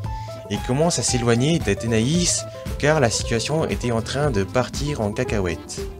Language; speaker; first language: French; native; French